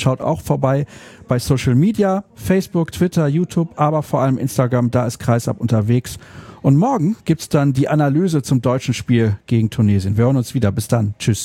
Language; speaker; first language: German; native; German